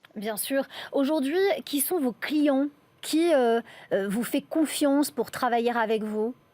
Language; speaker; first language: French; native; French